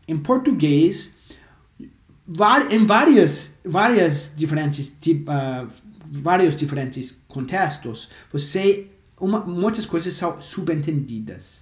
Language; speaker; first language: Portuguese; non-native, fluent; English